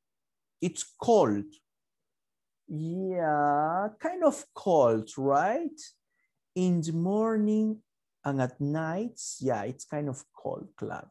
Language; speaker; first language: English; non-native, fluent; Spanish